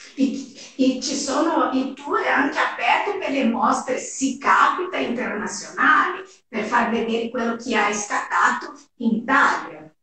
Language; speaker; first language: Italian; non-native, fluent; Portuguese